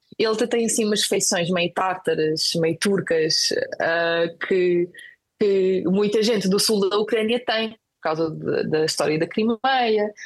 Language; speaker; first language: Portuguese; early bilingual, other home language; Ukrainian